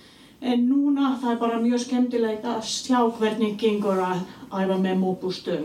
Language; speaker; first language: Icelandic; non-native, learner; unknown